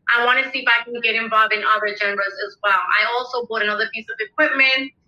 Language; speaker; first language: English; early bilingual, other home language; Spanish